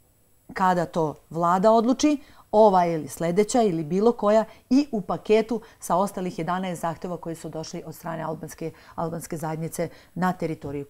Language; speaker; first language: Serbian; native; Serbian